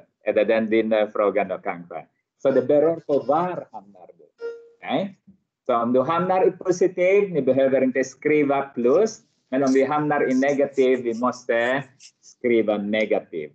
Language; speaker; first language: Swedish; non-native, fluent; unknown